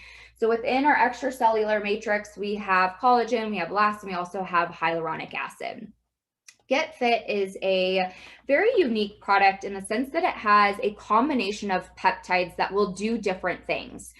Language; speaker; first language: English; native; English